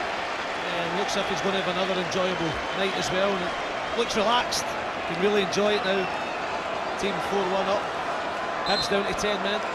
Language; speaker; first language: English; native; English